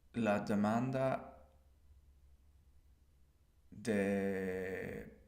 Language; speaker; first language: Spanish; non-native, learner; English